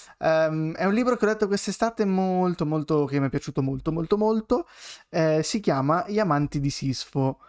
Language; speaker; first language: Italian; native; Italian